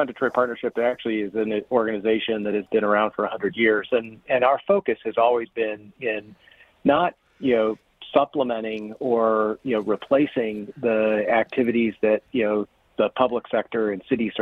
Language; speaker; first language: English; native; English